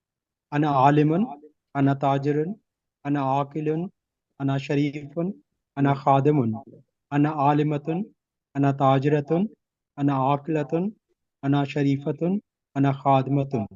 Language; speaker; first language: Arabic; non-native, learner; Urdu